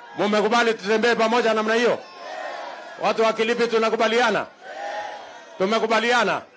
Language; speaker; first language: Swahili; non-native, local second language; Kalenjin